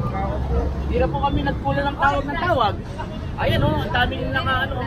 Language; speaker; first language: Filipino; native; Filipino